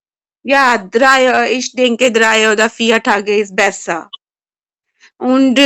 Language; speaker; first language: German; non-native, learner; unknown